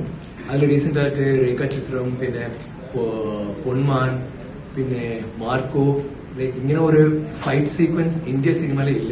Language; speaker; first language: Malayalam; non-native, learner; Tamil